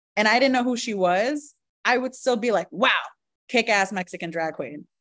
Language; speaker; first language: English; early bilingual, other home language; Spanish